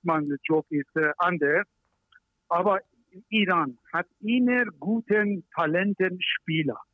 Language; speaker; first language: German; non-native, learner; Persian